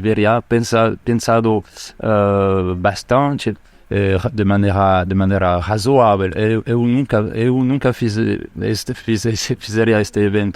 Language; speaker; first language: Portuguese; non-native, fluent; French